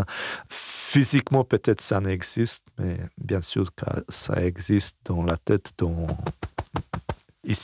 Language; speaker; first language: French; non-native, fluent; Bosnian